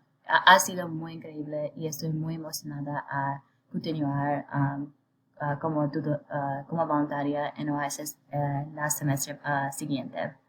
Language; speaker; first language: Spanish; non-native, learner; English